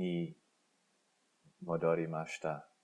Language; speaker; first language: Japanese; non-native, learner; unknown